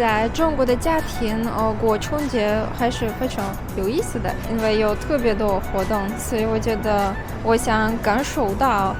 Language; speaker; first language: Chinese; non-native, fluent; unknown